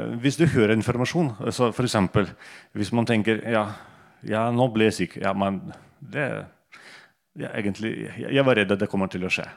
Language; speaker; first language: Norwegian; non-native, fluent; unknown